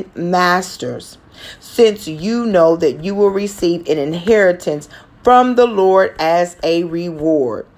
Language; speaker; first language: English; native; English